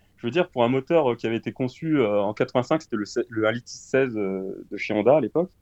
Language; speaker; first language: French; early bilingual, other home language; Portuguese